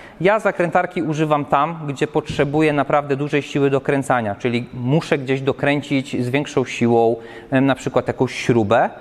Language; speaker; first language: Polish; native; Polish